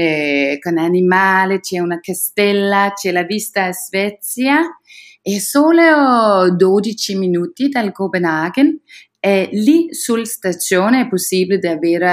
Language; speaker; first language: Italian; non-native, learner; Danish